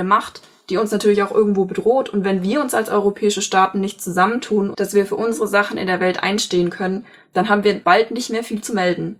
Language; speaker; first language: German; native; German